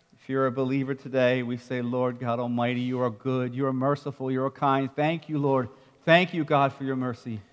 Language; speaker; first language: English; native; English